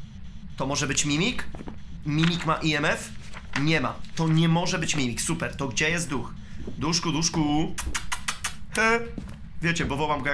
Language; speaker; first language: Polish; native; Polish